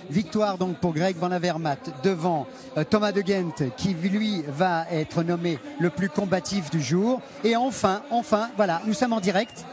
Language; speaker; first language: French; native; French